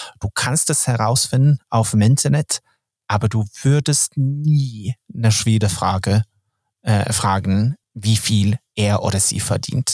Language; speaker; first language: German; non-native, fluent; Swedish